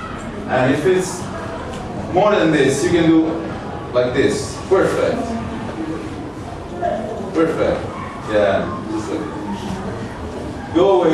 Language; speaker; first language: English; non-native, learner; Italian